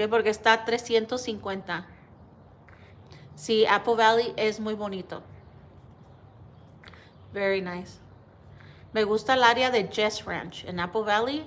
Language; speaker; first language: Spanish; early bilingual, heritage; Spanish